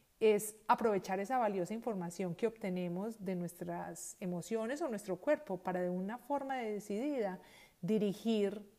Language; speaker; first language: Spanish; native; Spanish